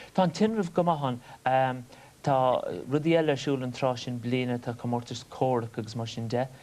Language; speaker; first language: Irish; native; Irish